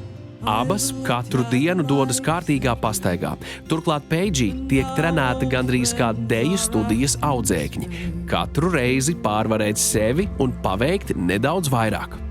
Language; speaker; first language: Latvian; native; Latvian